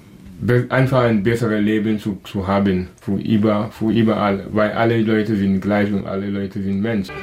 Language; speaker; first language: German; non-native, local second language; Wolof